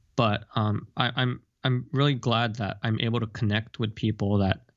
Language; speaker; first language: English; early bilingual, heritage; Japanese